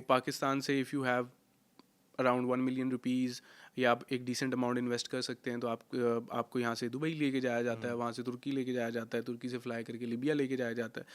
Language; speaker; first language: Hindi; non-native, local second language; Punjabi